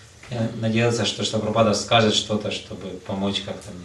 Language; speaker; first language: Russian; native; Russian